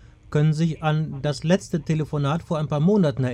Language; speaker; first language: German; native; German